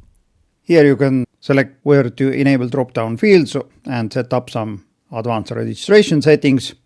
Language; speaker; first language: English; non-native, fluent; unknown